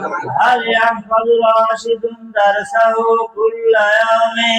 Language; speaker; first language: Arabic; non-native, fluent; Bangla